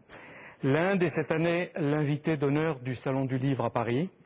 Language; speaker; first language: French; native; French